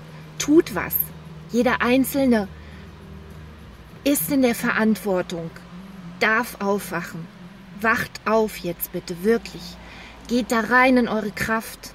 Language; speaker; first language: German; native; German